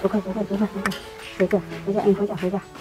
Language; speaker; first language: Chinese; native; Chinese